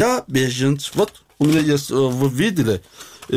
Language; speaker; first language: Russian; non-native, learner; Azerbaijani